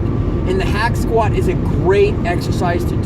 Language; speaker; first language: English; native; English